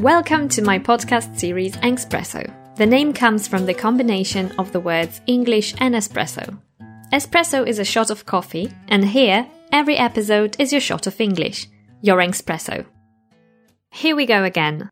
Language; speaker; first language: English; non-native, fluent; Polish